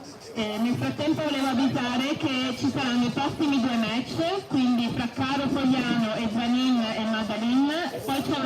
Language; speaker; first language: Italian; native; Italian